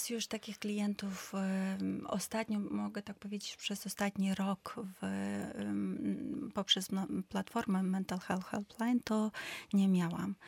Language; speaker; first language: Polish; non-native, fluent; Ukrainian